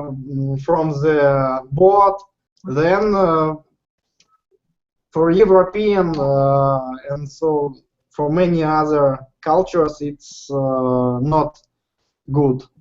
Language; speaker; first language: English; non-native, learner; Russian